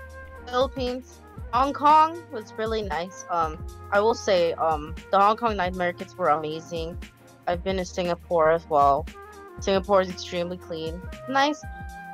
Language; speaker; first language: English; non-native, local second language; Filipino